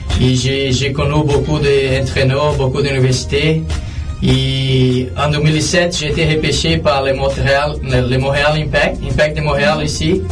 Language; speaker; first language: French; non-native, learner; Portuguese